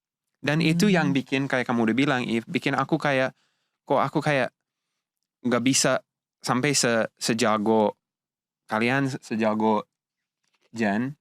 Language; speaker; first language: Indonesian; non-native, fluent; English